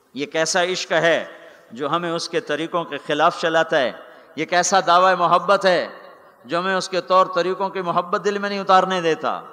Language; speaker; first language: Urdu; non-native, local second language; Punjabi